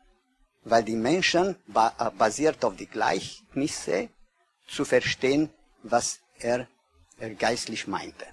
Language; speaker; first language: German; non-native, learner; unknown